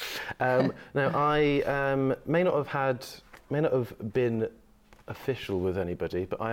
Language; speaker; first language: English; native; English